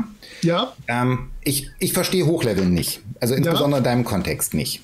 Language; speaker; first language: German; native; German